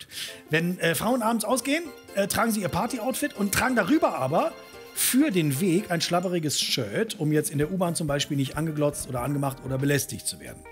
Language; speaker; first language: German; native; German